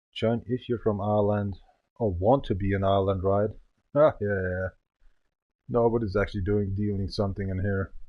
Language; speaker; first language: English; non-native, learner; German